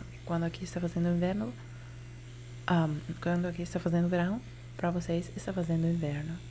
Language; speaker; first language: Portuguese; non-native, learner; Italian